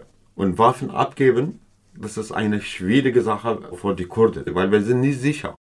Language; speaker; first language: German; non-native, learner; Kurdish